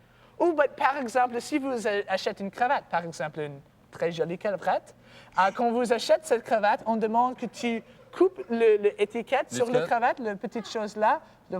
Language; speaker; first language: French; non-native, learner; English